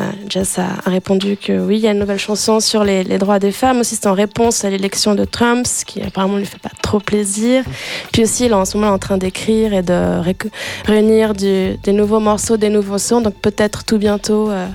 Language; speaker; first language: French; native; French